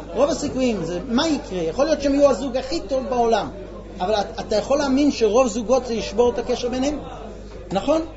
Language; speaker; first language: Hebrew; non-native, fluent; English